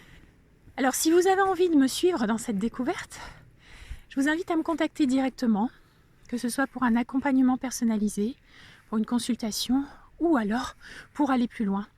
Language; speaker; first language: French; native; French